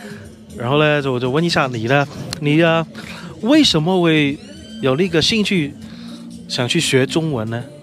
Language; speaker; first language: Chinese; early bilingual, heritage; Chinese